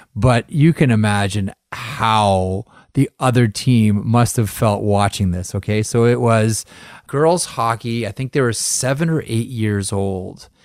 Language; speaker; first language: English; native; English